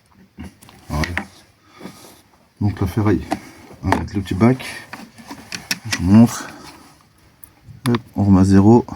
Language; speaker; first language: French; native; French